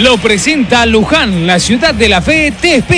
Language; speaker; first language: Spanish; native; Spanish